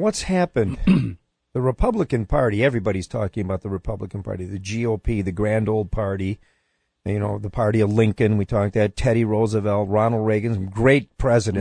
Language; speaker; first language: English; native; English